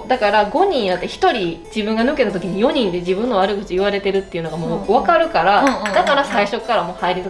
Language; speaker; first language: Japanese; native; Japanese